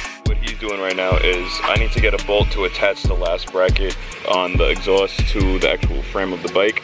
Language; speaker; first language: English; native; English